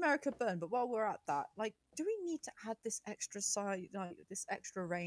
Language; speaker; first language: English; native; English